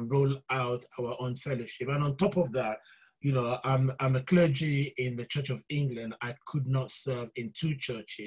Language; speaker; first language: English; non-native, local second language; Yoruba